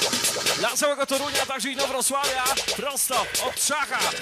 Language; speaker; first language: Polish; native; Polish